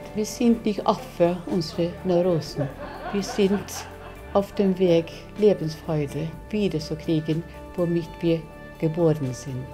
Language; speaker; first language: German; non-native, fluent; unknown